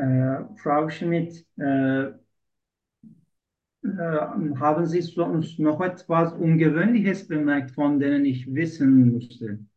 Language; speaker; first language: German; non-native, learner; Turkish